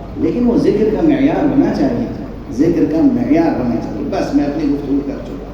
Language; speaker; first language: Urdu; native; Urdu